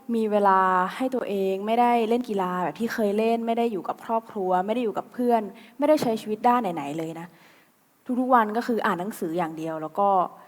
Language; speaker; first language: Thai; native; Thai